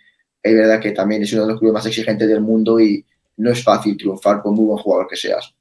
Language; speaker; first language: Spanish; native; Spanish